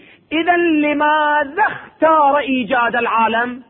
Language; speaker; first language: Arabic; native; Arabic